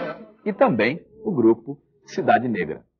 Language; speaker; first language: Portuguese; native; Portuguese